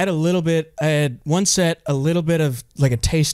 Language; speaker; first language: English; native; English